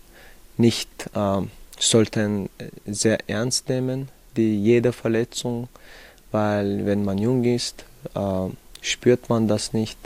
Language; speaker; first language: German; non-native, fluent; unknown